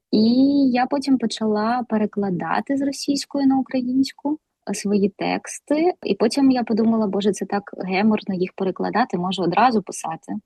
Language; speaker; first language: Ukrainian; non-native, local second language; Russian